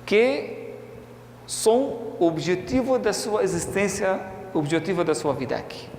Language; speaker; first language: Portuguese; non-native, fluent; Arabic